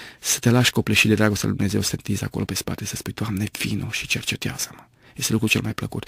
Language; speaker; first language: Romanian; native; Romanian